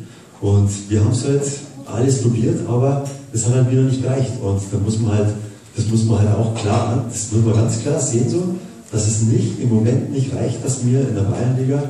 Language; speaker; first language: German; native; German